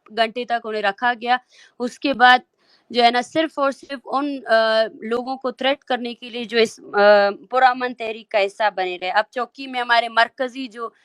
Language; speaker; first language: Urdu; non-native, local second language; Baluchi